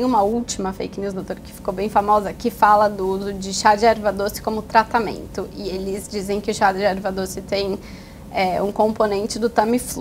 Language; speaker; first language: Portuguese; native; Portuguese